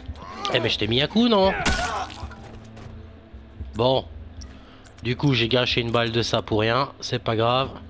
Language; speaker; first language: French; native; French